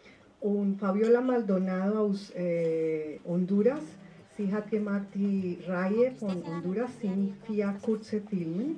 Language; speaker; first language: German; non-native, fluent; Spanish